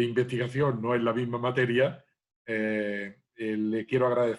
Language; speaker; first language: Spanish; native; Spanish